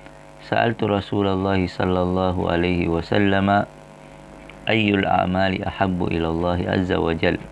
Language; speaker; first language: Arabic; non-native, fluent; Indonesian